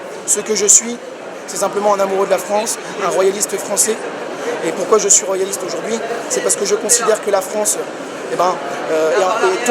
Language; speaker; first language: French; native; French